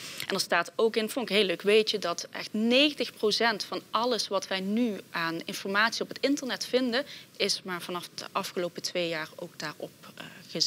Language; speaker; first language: Dutch; native; Dutch